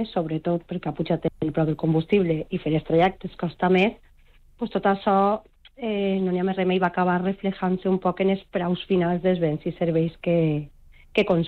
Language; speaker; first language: Catalan; non-native, local second language; Spanish